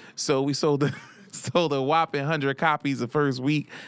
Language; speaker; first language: English; early bilingual, other home language; Haitian Creole